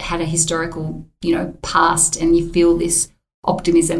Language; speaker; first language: English; native; English